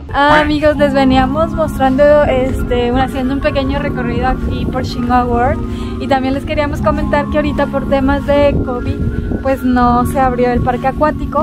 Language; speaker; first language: Spanish; native; Spanish